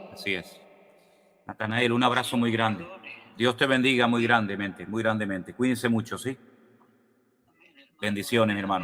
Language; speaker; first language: Spanish; native; Spanish